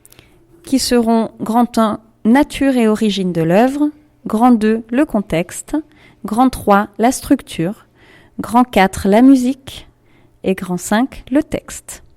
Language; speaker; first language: French; native; French